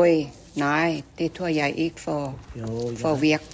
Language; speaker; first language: Danish; non-native, learner; Thai